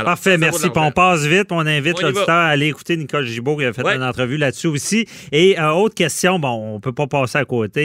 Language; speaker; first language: French; native; French